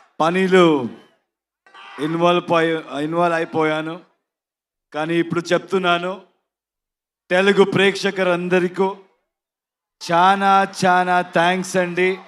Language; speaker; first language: Telugu; non-native, learner; Kannada